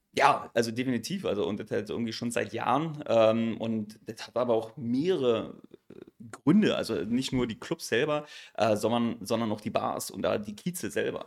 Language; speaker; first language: German; native; German